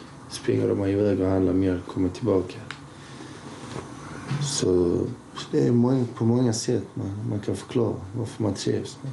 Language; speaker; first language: Swedish; early bilingual, other home language; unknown